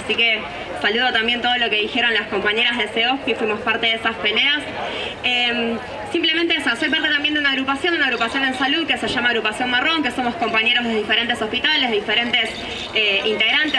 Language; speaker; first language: Spanish; native; Spanish